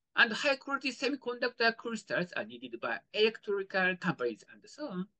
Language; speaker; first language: English; non-native, fluent; Japanese